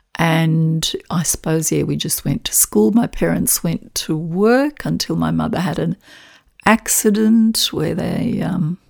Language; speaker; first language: English; non-native, fluent; Macedonian